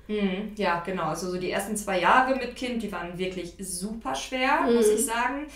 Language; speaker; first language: German; native; German